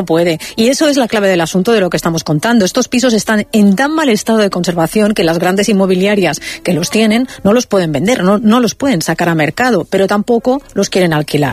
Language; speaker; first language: Spanish; native; Spanish